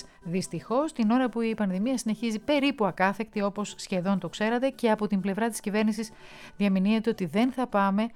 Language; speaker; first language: Greek; native; Greek